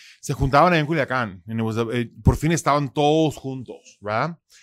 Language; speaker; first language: Spanish; early bilingual, heritage; Spanish